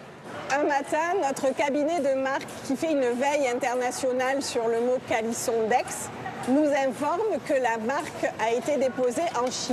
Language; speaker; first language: French; native; French